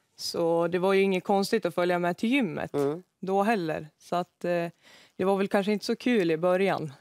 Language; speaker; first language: Swedish; native; Swedish